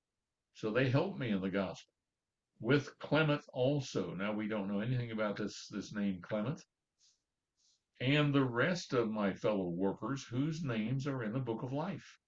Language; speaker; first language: English; native; English